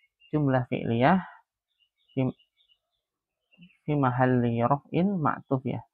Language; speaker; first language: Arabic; non-native, fluent; Indonesian